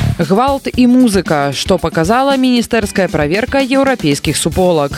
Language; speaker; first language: Belarusian; native; Belarusian